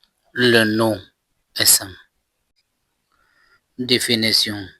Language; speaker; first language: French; non-native, fluent; Persian